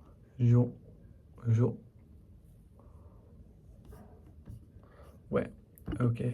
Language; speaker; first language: French; non-native, learner; English